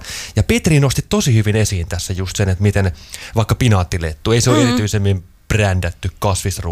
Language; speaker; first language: Finnish; native; Finnish